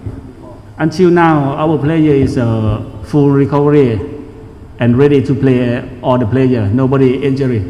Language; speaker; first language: English; non-native, learner; Thai